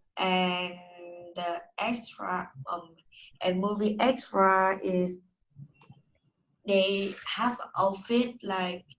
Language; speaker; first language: English; non-native, learner; Vietnamese